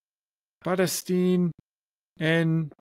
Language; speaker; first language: Greek; non-native, learner; English